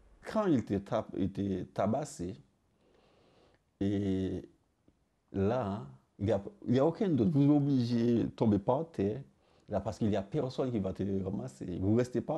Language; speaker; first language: French; non-native, local second language; Haitian Creole